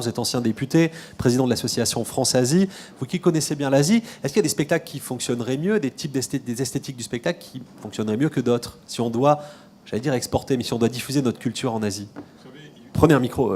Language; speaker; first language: French; native; French